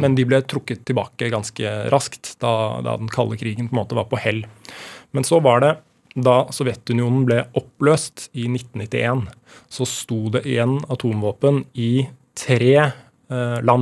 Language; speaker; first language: Norwegian; native; Norwegian